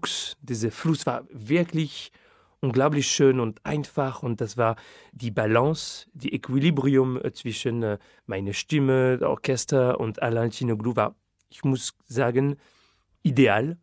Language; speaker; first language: German; non-native, fluent; French